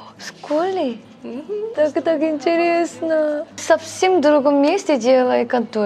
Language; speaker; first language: Russian; non-native, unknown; Korean